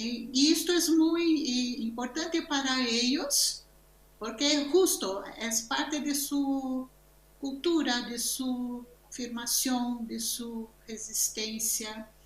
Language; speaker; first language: Spanish; non-native, learner; Portuguese